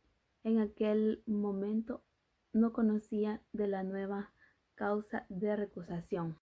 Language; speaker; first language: Spanish; native; Spanish